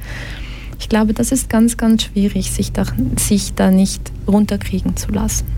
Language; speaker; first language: German; early bilingual, other home language; Portuguese